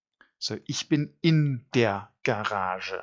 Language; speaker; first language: German; non-native, fluent; English